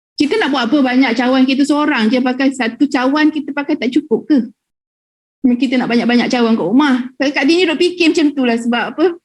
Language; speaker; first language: Malay; native; Malay